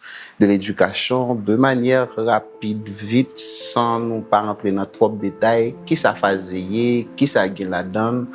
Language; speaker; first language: Haitian Creole; native; Haitian Creole